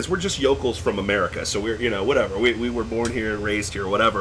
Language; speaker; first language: English; native; English